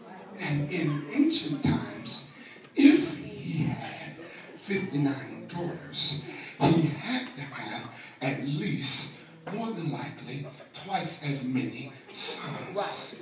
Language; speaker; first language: English; native; English